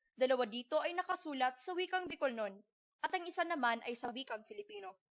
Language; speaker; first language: Filipino; non-native, local second language; Bikol